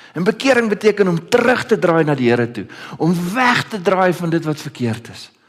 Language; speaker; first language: Afrikaans; early bilingual, other home language; Dutch